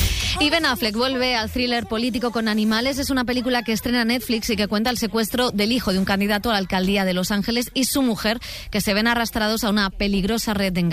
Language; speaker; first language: Spanish; native; Spanish